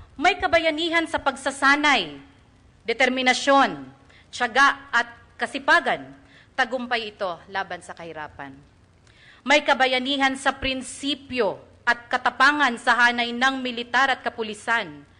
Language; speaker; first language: Filipino; native; Filipino